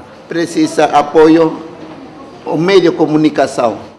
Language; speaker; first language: Portuguese; non-native, local second language; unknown